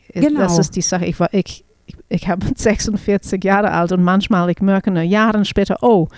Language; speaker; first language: German; non-native, fluent; English